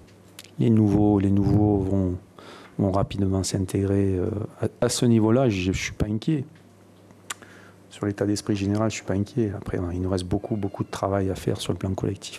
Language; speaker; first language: French; native; French